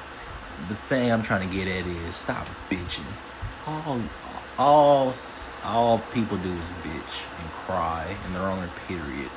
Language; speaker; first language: English; native; English